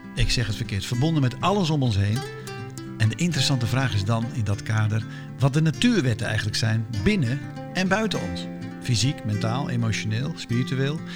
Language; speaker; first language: Dutch; native; Dutch